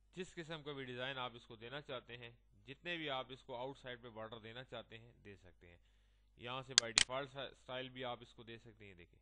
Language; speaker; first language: Urdu; native; Urdu